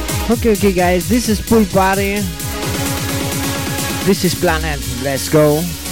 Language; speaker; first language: English; non-native, learner; Spanish